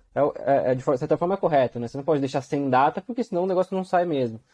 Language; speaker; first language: Portuguese; native; Portuguese